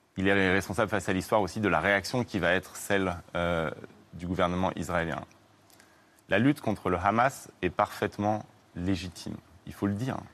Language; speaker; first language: French; native; French